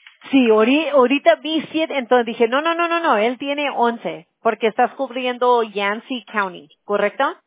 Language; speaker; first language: Spanish; early bilingual, heritage; Spanish